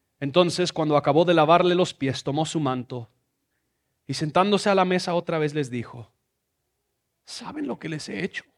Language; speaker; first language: Spanish; non-native, fluent; English